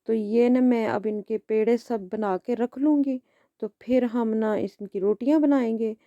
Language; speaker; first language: Hindi; early bilingual, heritage; Hindi